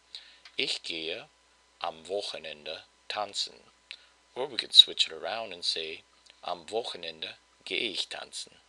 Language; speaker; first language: German; non-native, fluent; English